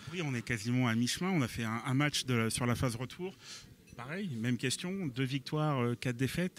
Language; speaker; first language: French; native; French